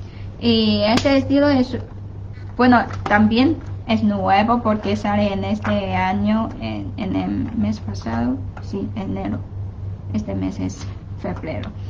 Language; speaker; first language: Spanish; non-native, fluent; Chinese